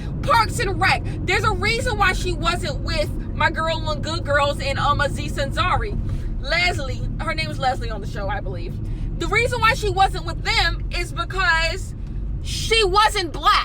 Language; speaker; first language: English; native; English